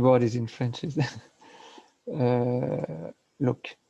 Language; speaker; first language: English; non-native, learner; French